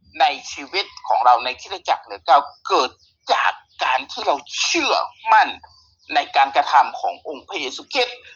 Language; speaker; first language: Thai; native; Thai